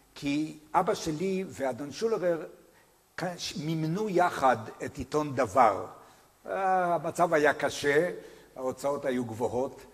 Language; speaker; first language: Hebrew; native; Hebrew